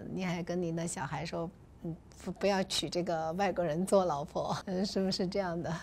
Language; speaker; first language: Chinese; native; Chinese